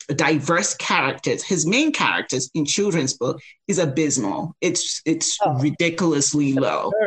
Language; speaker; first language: English; non-native, local second language; Yoruba